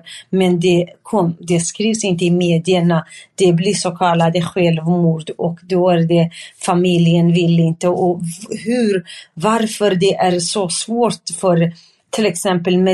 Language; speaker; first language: Swedish; non-native, fluent; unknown